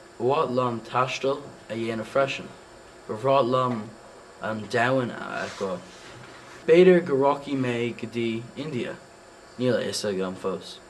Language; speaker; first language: Irish; non-native, local second language; English